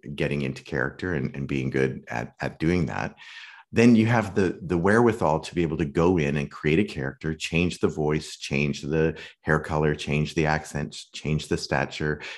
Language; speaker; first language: English; native; English